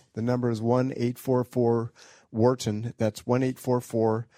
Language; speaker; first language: English; native; English